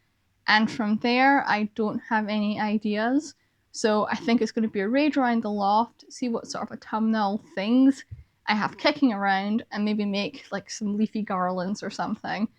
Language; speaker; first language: English; native; English